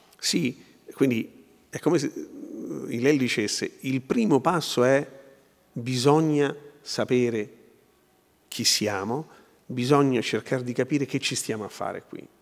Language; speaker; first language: Italian; native; Italian